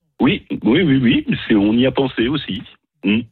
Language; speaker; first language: French; native; French